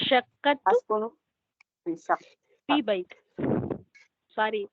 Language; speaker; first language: Arabic; non-native, learner; Tamil